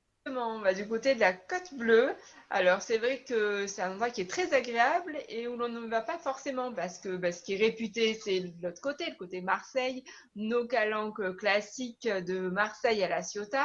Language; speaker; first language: French; native; French